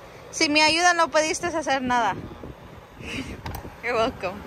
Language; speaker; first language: Spanish; early bilingual, heritage; Spanish